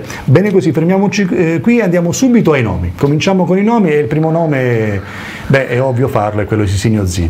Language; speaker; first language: Italian; native; Italian